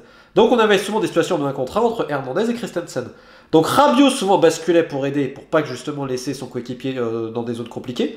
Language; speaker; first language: French; native; French